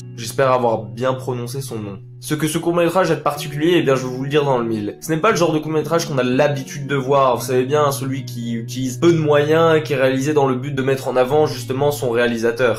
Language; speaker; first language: French; native; French